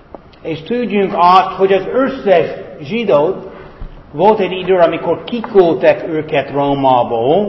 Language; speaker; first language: Hungarian; non-native, fluent; English